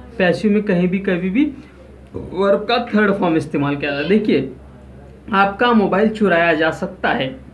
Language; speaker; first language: Hindi; non-native, local second language; Marathi